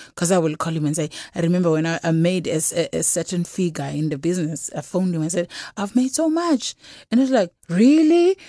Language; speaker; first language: English; non-native, local second language; Xhosa